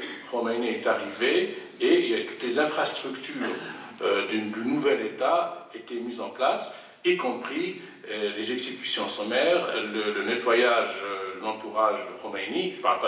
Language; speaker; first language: French; non-native, local second language; Arabic